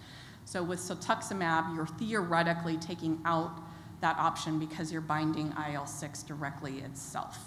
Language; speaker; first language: English; native; English